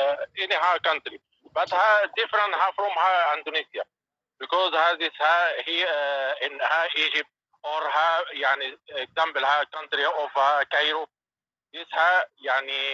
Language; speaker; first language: English; non-native, learner; Arabic